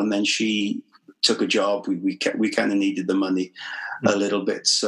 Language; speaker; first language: English; native; English